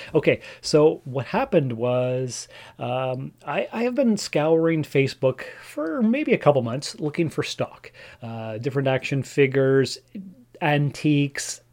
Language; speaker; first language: English; early bilingual, other home language; Dutch